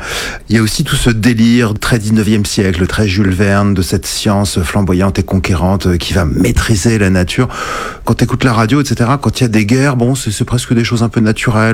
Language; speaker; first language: French; native; French